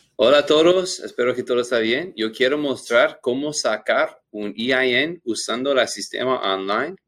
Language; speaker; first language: Spanish; non-native, learner; English